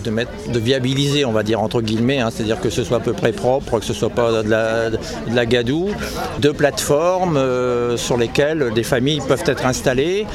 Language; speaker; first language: French; native; French